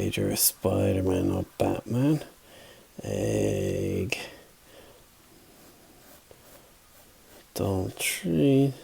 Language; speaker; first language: Irish; non-native, local second language; English